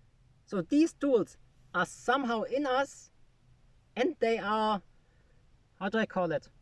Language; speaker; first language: English; non-native, fluent; German